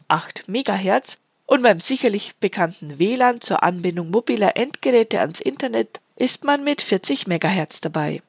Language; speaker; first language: German; native; German